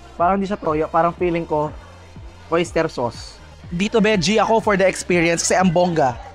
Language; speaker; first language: Filipino; native; Filipino